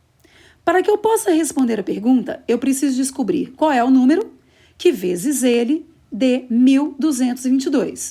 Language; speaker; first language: Portuguese; native; Portuguese